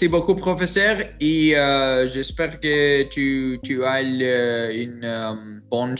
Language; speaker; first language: French; non-native, learner; Greek